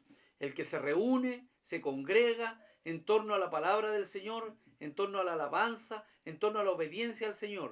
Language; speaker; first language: Spanish; native; Spanish